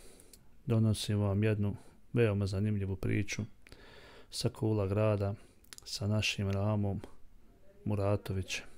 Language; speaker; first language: Croatian; native; Croatian